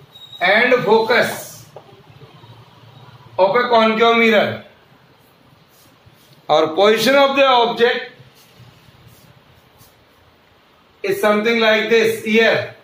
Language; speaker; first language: English; non-native, local second language; Hindi